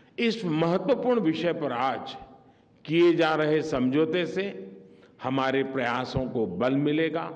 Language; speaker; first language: Hindi; non-native, local second language; Gujarati